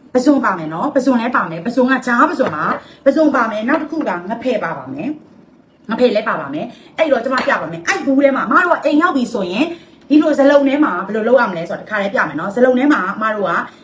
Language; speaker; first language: Burmese; non-native, local second language; Kachin